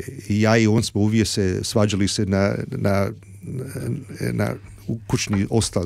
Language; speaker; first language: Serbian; early bilingual, heritage; Serbian